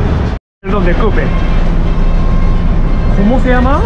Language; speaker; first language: Spanish; non-native, learner; Japanese